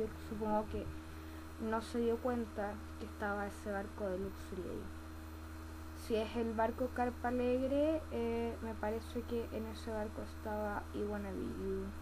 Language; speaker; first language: Spanish; native; Spanish